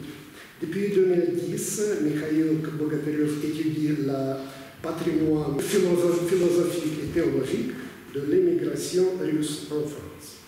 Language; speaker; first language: French; non-native, fluent; Russian